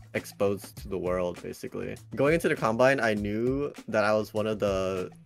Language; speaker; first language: English; native; English